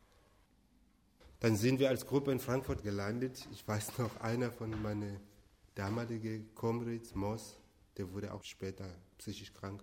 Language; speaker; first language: German; non-native, fluent; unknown